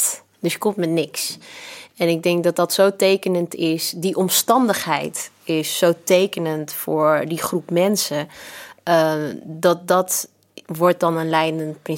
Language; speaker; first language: Dutch; early bilingual, other home language; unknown